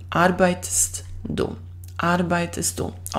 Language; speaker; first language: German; non-native, fluent; Croatian